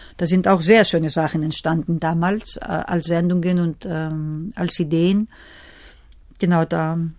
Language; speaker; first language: German; non-native, fluent; Greek